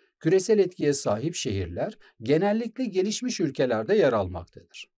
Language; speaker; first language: Turkish; native; Turkish